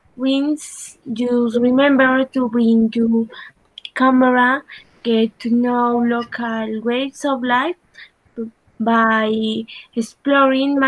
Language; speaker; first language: English; non-native, learner; Spanish